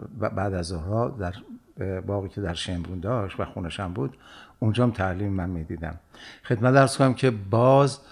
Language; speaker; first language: Persian; native; Persian